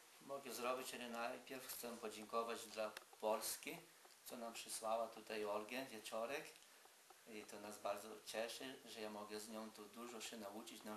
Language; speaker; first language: Polish; early bilingual, heritage; Polish